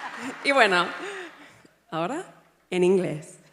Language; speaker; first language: Spanish; non-native, fluent; English